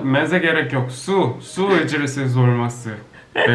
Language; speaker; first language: Turkish; non-native, learner; Korean